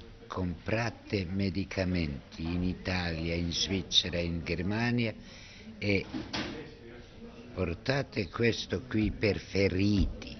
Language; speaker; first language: Italian; non-native, learner; Bosnian